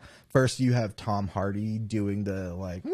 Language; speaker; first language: English; native; English